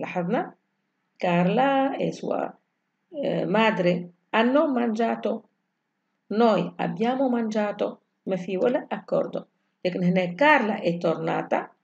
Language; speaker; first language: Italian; non-native, fluent; Arabic